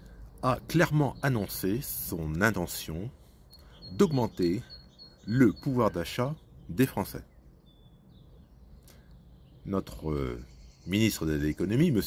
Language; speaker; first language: French; native; French